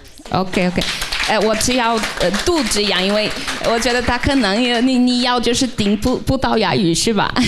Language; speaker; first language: Chinese; non-native, fluent; Portuguese